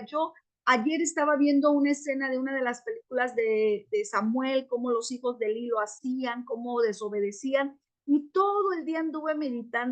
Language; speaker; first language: Spanish; native; Spanish